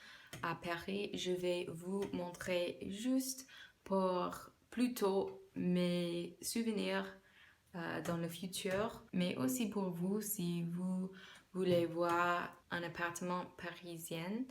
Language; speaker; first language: French; non-native, learner; English